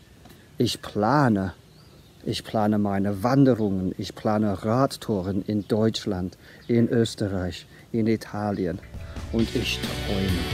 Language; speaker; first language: German; non-native, fluent; English